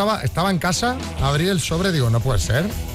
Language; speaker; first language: Spanish; native; Spanish